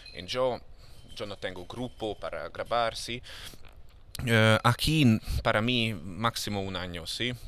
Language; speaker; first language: Spanish; non-native, learner; Hungarian